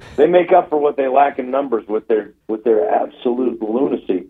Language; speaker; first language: English; native; English